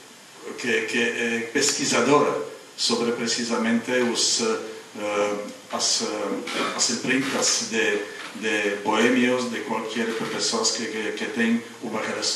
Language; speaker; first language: Portuguese; non-native, fluent; Czech